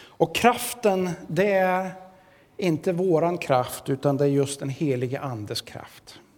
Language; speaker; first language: Swedish; native; Swedish